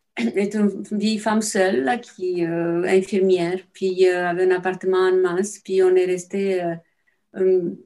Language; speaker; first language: French; non-native, fluent; Romanian